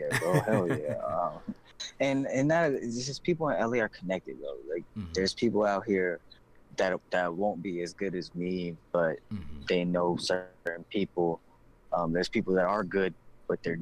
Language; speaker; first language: English; native; English